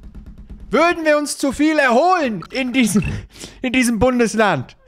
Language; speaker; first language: German; native; German